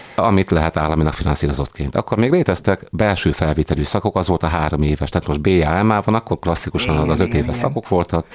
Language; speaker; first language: Hungarian; native; Hungarian